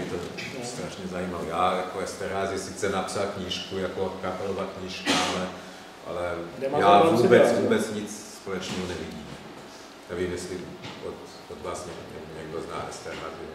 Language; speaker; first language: Czech; non-native, fluent; Hungarian